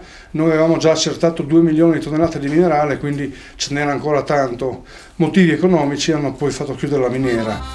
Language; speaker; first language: Italian; native; Italian